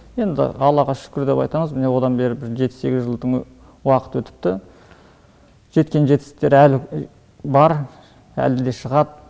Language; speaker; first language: Kazakh; early bilingual, heritage; Kazakh